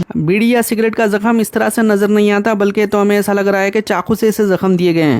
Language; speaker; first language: Hindi; native; Hindi